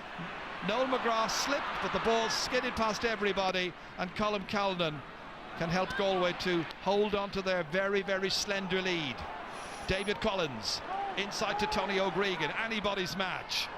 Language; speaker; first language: English; native; English